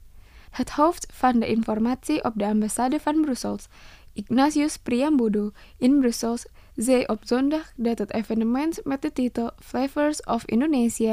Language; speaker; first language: Dutch; non-native, fluent; Indonesian